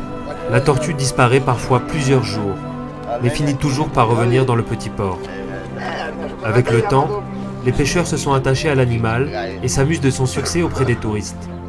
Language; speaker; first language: French; native; French